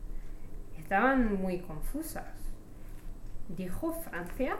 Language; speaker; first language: Spanish; non-native, learner; English